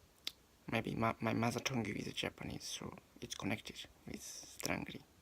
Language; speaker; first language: English; non-native, learner; Japanese